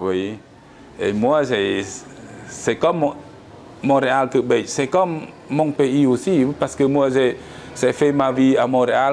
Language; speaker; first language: French; non-native, learner; Khmer